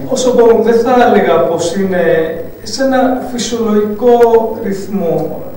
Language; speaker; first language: Greek; early bilingual, other home language; Arabic